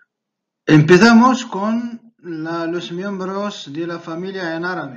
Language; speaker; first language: Spanish; non-native, fluent; Arabic